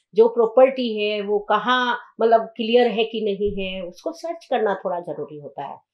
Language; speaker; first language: Hindi; native; Hindi